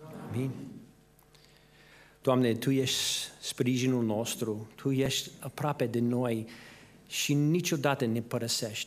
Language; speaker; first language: Romanian; non-native, fluent; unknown